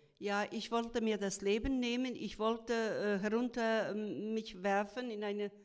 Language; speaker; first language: German; non-native, fluent; Croatian